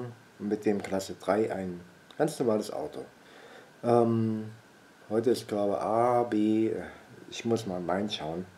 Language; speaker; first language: German; native; German